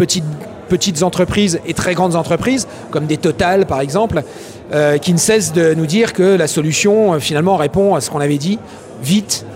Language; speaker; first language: French; native; French